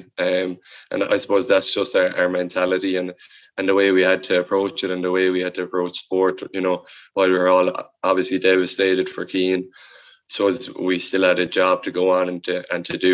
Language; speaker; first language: English; native; English